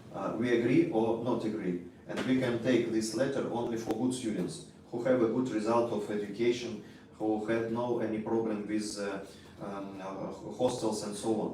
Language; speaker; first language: English; non-native, learner; Russian